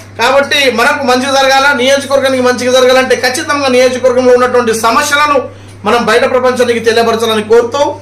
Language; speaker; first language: Telugu; non-native, local second language; Marathi